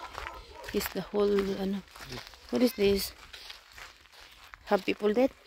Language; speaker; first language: English; non-native, learner; Filipino